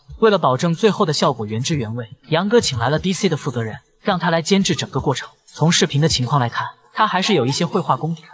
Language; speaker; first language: Chinese; native; Chinese